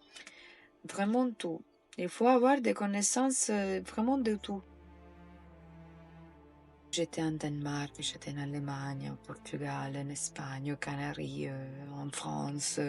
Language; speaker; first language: French; non-native, fluent; Italian